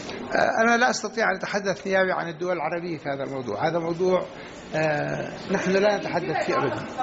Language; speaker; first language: Arabic; native; Arabic